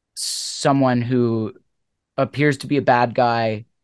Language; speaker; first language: English; native; English